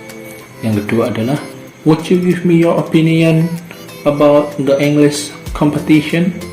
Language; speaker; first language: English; non-native, fluent; Indonesian